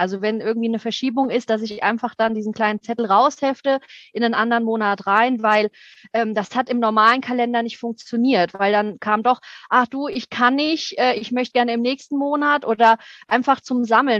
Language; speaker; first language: German; native; German